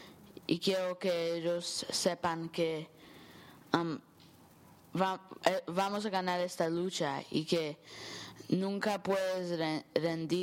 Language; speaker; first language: Spanish; early bilingual, heritage; Spanish